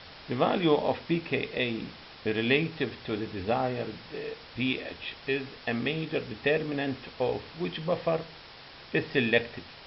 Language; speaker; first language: English; non-native, fluent; Arabic